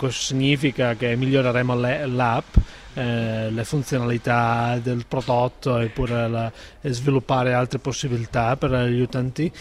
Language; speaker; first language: Italian; non-native, fluent; Spanish